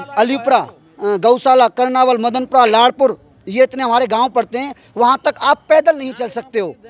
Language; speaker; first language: Hindi; native; Hindi